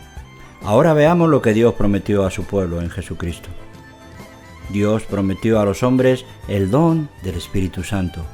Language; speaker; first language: Spanish; native; Spanish